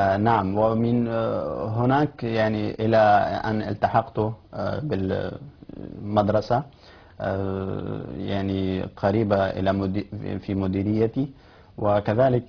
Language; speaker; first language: Arabic; non-native, fluent; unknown